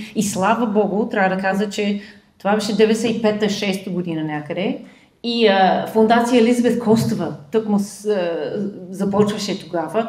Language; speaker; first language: Bulgarian; non-native, fluent; English